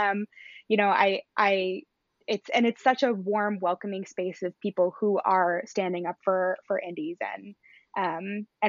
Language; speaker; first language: English; native; English